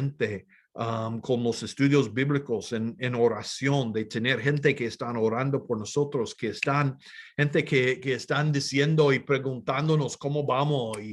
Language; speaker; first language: Spanish; non-native, fluent; English